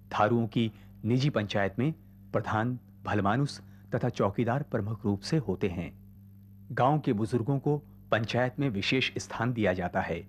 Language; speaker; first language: Hindi; native; Hindi